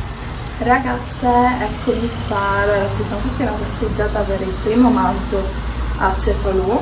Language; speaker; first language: Italian; native; Italian